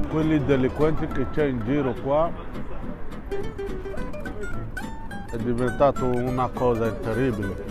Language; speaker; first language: Italian; non-native, learner; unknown